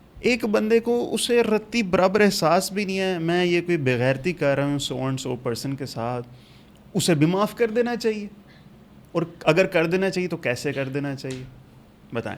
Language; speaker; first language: Urdu; non-native, local second language; Punjabi